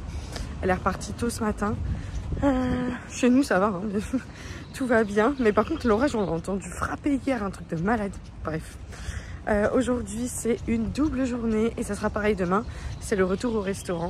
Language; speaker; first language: French; native; French